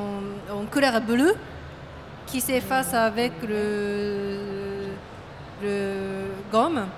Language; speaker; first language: French; non-native, learner; Japanese